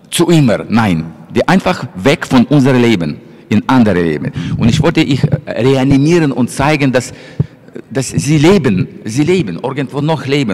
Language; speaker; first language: German; non-native, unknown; Russian